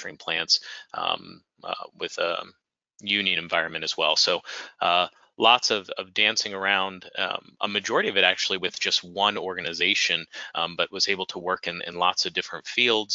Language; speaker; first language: English; native; English